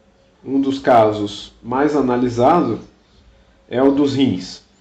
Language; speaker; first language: Portuguese; native; Portuguese